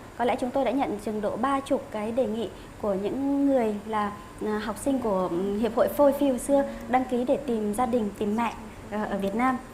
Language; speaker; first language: Vietnamese; native; Vietnamese